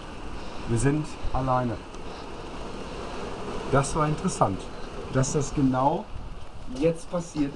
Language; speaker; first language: German; native; German